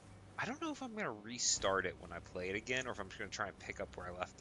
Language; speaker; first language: English; native; English